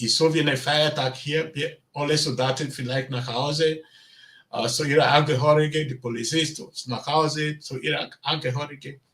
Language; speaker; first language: German; non-native, learner; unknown